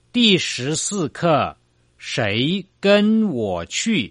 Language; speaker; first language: Chinese; non-native, fluent; Thai